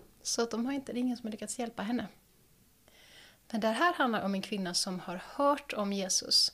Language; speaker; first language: Swedish; native; Swedish